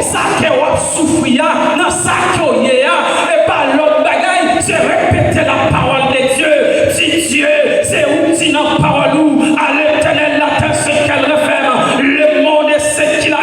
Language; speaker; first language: French; non-native, local second language; Haitian Creole